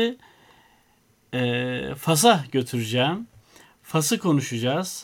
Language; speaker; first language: Turkish; native; Turkish